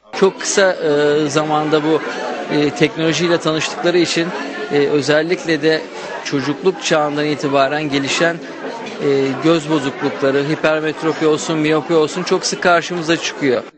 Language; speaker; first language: Turkish; native; Turkish